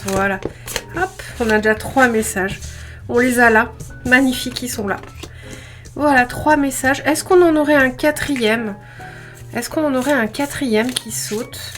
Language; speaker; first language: French; native; French